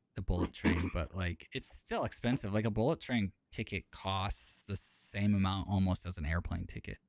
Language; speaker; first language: English; native; English